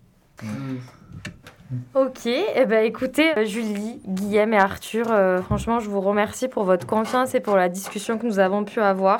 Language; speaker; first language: French; native; French